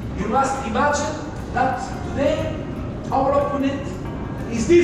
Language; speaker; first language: English; non-native, learner; Portuguese